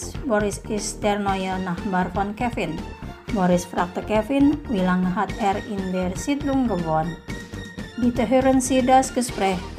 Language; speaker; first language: German; non-native, fluent; Indonesian